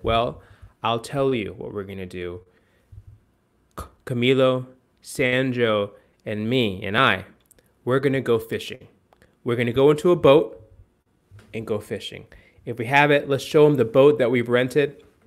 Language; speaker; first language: English; native; English